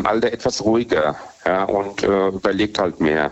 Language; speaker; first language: German; native; German